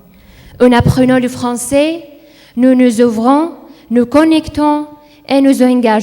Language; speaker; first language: French; non-native, learner; Arabic